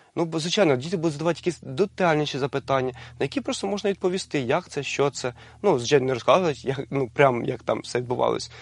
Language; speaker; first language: Ukrainian; native; Ukrainian